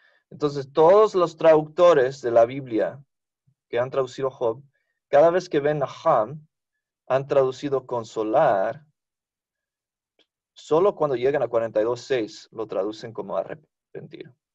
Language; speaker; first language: Spanish; non-native, fluent; English